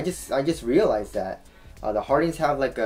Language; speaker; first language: English; native; English